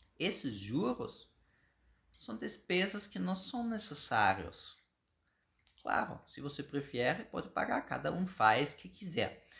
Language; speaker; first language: Portuguese; non-native, fluent; German